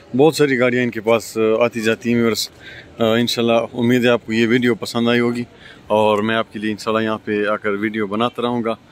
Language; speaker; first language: Urdu; non-native, local second language; Pashto